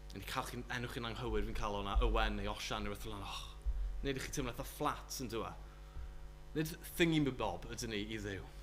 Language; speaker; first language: Welsh; native; Welsh